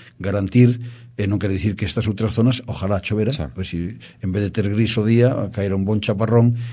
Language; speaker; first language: Galician; native; Galician